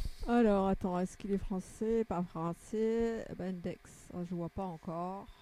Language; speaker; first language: French; native; French